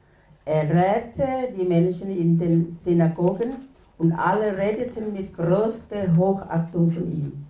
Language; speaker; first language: German; non-native, learner; Thai